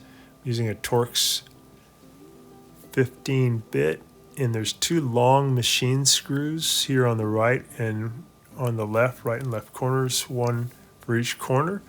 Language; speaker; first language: English; native; English